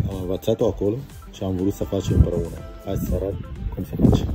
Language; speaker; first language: Romanian; non-native, learner; Arabic